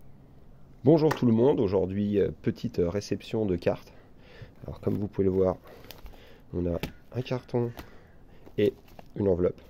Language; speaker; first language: French; native; French